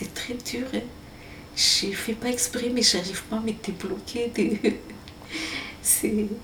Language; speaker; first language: French; non-native, local second language; Malagasy